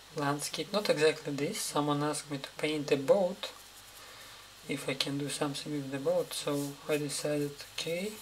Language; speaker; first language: English; non-native, fluent; Russian